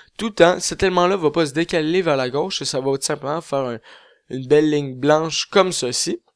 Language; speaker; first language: French; native; French